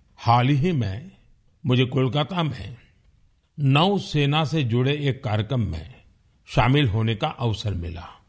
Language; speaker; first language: Hindi; non-native, local second language; Gujarati